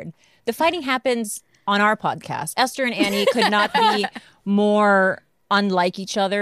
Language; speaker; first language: English; non-native, local second language; Filipino